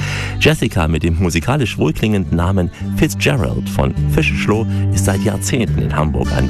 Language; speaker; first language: German; native; German